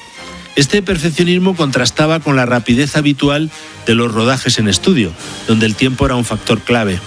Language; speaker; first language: Spanish; native; Spanish